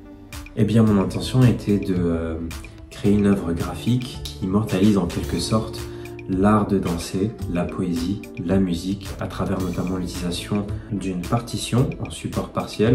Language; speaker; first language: French; native; French